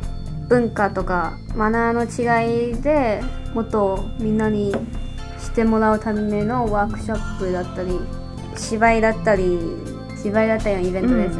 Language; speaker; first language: Japanese; non-native, fluent; Chinese